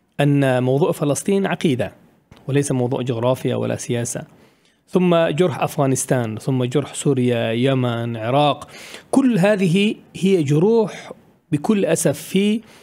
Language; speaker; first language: Arabic; non-native, fluent; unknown